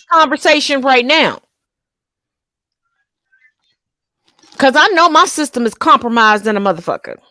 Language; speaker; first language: English; native; English